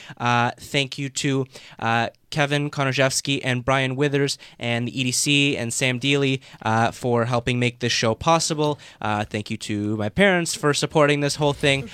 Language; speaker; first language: English; native; English